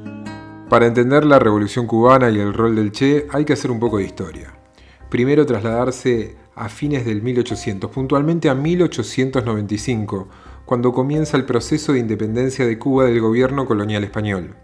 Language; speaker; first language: Spanish; native; Spanish